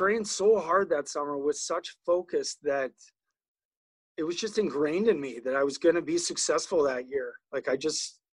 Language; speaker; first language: English; native; English